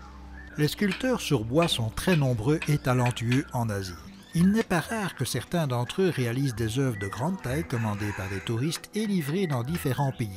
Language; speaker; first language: French; native; French